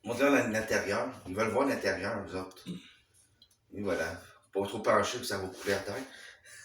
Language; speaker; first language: French; native; French